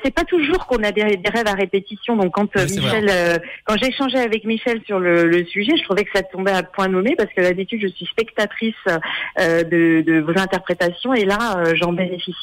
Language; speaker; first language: French; native; French